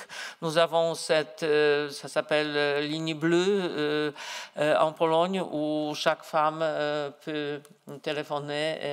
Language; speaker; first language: French; non-native, fluent; Polish